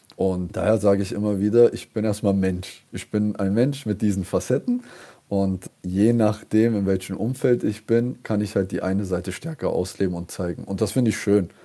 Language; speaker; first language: German; early bilingual, other home language; Kurdish